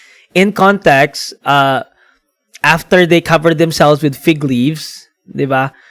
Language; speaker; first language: English; non-native, local second language; Filipino